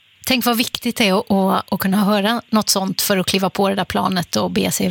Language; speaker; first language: Swedish; native; Swedish